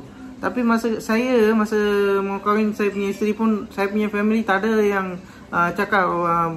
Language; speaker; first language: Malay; non-native, local second language; Tamil